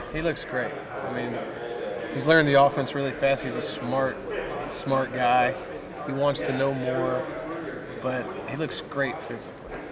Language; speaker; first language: English; native; English